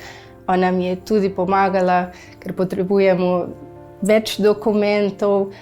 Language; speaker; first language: Slovenian; non-native, learner; Portuguese